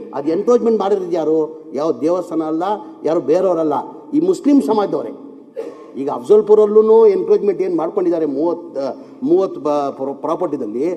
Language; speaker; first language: Kannada; non-native, local second language; Urdu